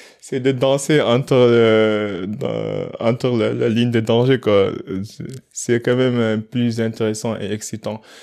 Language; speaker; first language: French; non-native, local second language; Wolof